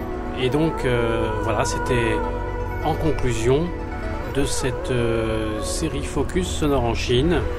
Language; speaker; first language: French; native; French